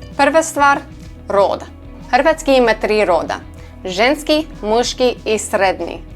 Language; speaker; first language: Croatian; non-native, learner; English